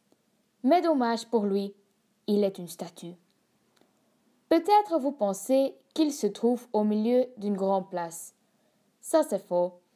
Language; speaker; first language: French; non-native, learner; Dutch